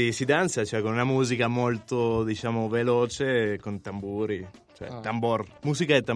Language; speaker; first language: Italian; non-native, fluent; Spanish